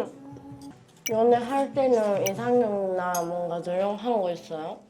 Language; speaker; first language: Korean; non-native, learner; Japanese